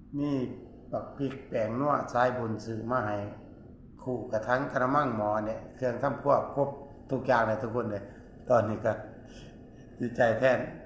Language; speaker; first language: Thai; non-native, local second language; Northeastern Thai